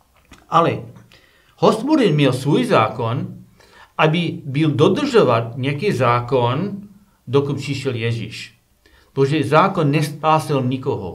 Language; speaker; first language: Czech; non-native, learner; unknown